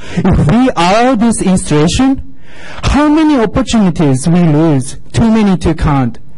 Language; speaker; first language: English; non-native, fluent; Japanese